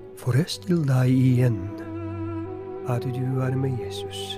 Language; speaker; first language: Norwegian; non-native, fluent; Polish